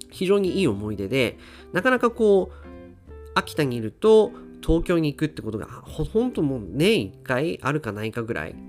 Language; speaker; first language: Japanese; native; Japanese